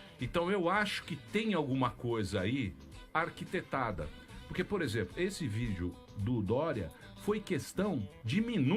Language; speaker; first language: Portuguese; native; Portuguese